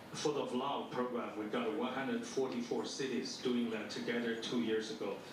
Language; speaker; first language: English; non-native, fluent; Chinese